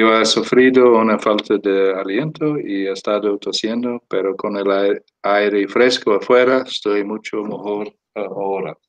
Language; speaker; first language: Spanish; non-native, fluent; English